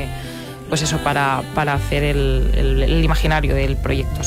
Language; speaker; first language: Spanish; native; Spanish